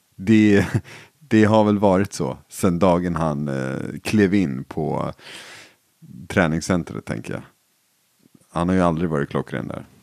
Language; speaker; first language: Swedish; native; Swedish